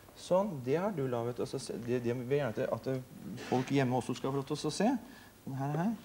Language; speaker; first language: Norwegian; native; Norwegian